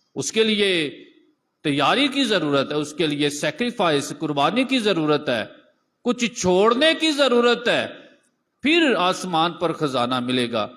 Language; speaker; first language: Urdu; non-native, local second language; Punjabi